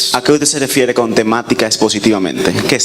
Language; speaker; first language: Spanish; native; Spanish